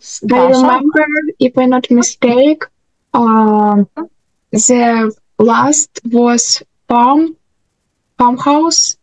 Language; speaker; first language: English; non-native, learner; Russian